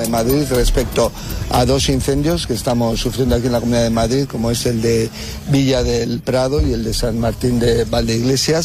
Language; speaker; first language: Spanish; native; Spanish